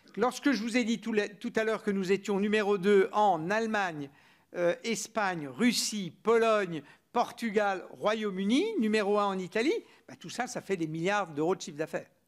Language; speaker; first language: French; native; French